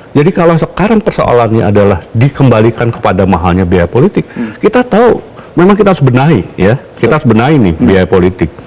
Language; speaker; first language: Indonesian; native; Indonesian